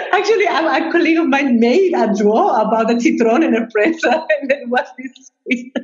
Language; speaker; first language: English; non-native, fluent; Spanish